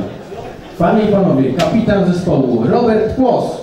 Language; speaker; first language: Polish; native; Polish